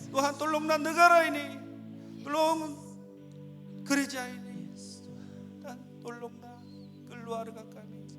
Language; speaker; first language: Malay; non-native, fluent; Korean